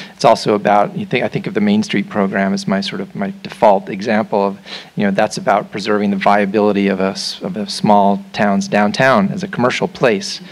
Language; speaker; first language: English; native; English